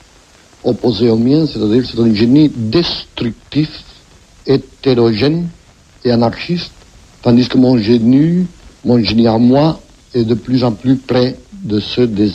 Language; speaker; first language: French; non-native, fluent; Catalan